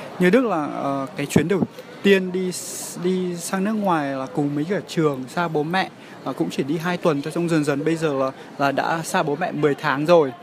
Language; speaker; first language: Vietnamese; early bilingual, heritage; Vietnamese